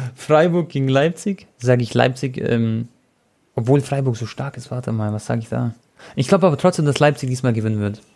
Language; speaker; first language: German; early bilingual, other home language; Croatian